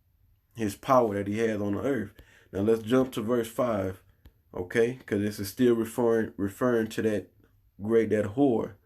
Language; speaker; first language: English; native; English